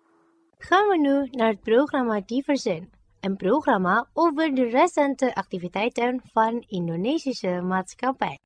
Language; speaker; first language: Dutch; non-native, fluent; Indonesian